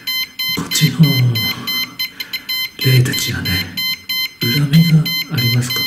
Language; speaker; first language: Japanese; non-native, learner; Chinese